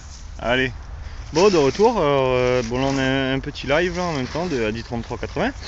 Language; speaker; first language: French; native; French